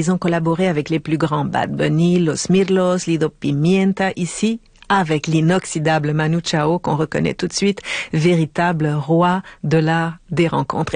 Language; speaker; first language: French; native; French